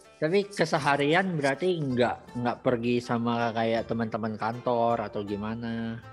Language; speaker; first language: Indonesian; native; Indonesian